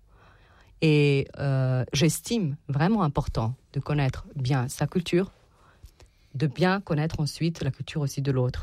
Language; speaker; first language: French; non-native, fluent; Serbian